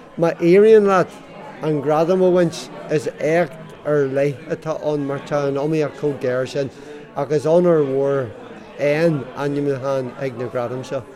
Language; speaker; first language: Irish; non-native, local second language; English